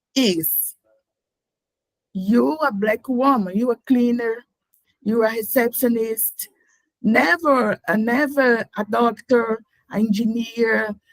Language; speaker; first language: English; non-native, learner; Portuguese